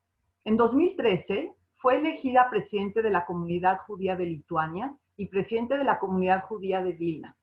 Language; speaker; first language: Spanish; native; Spanish